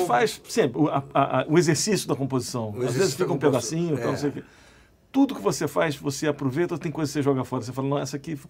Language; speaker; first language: Portuguese; native; Portuguese